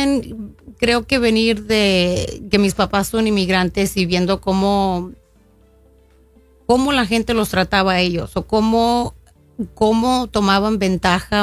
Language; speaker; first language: Spanish; early bilingual, heritage; Spanish